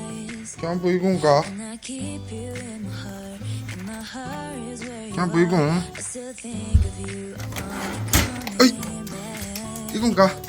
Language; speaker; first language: Japanese; native; Japanese